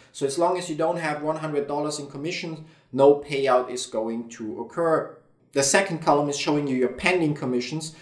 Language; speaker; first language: English; non-native, fluent; German